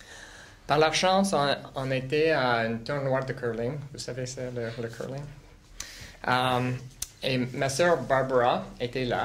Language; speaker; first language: French; non-native, local second language; English